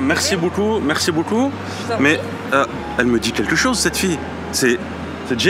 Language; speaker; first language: French; native; French